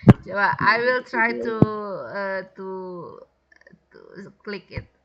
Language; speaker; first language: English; non-native, fluent; Indonesian